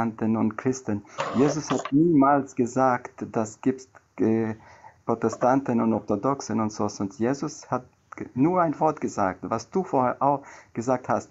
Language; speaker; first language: German; non-native, learner; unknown